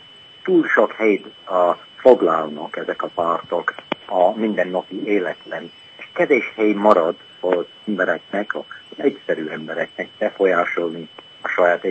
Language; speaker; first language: Hungarian; non-native, fluent; English